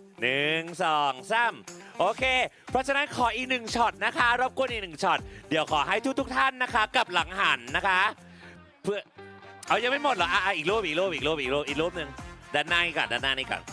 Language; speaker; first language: Thai; native; Thai